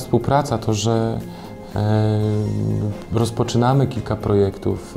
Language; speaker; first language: Ukrainian; non-native, learner; Polish